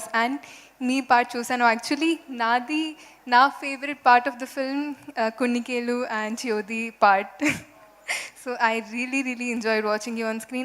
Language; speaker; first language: Telugu; non-native, fluent; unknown